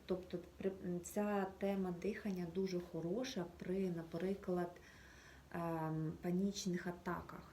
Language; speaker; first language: Ukrainian; native; Ukrainian